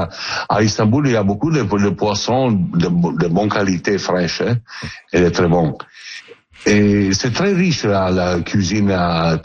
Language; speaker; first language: French; non-native, learner; Italian